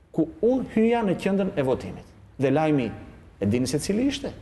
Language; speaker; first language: Albanian; non-native, local second language; Greek